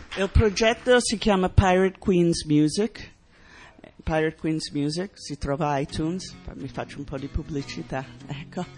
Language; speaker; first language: Italian; non-native, fluent; English